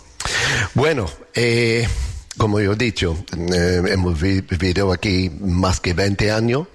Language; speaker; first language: Spanish; non-native, fluent; English